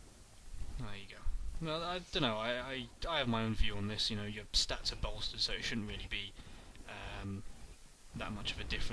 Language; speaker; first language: English; native; English